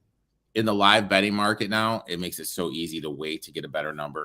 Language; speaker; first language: English; native; English